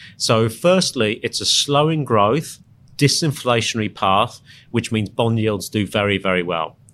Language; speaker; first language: English; native; English